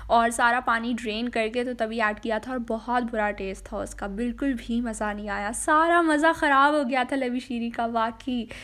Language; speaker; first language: Urdu; native; Urdu